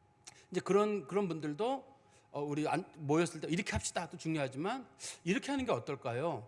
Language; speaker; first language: Korean; native; Korean